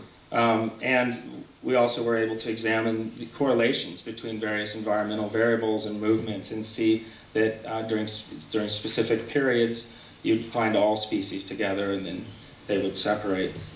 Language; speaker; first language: English; native; English